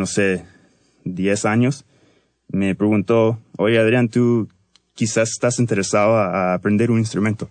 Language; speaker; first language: Spanish; early bilingual, heritage; Spanish